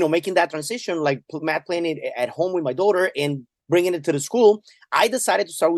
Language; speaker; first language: English; non-native, fluent; Spanish